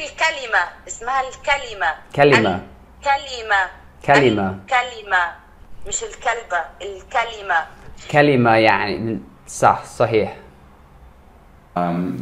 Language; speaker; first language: Arabic; non-native, learner; English